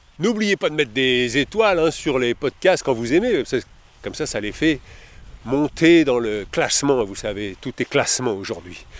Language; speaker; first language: French; native; French